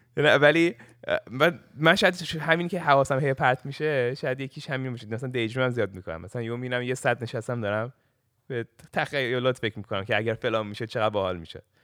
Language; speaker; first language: Persian; early bilingual, heritage; Persian